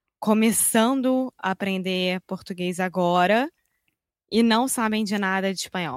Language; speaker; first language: Portuguese; non-native, fluent; English